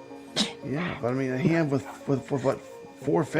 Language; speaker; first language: English; native; English